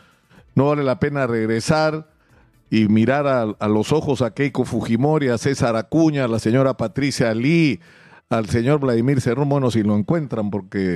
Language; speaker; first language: Spanish; native; Spanish